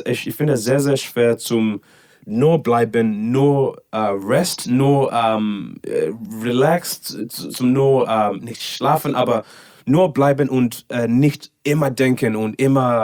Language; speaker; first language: German; non-native, learner; English